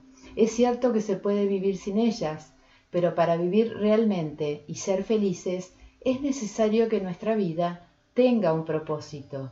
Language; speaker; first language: Spanish; native; Spanish